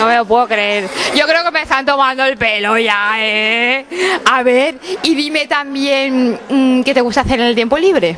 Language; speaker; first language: Spanish; native; Spanish